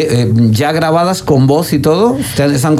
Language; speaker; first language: Spanish; native; Spanish